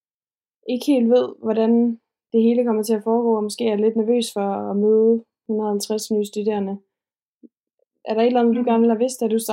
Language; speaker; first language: Danish; native; Danish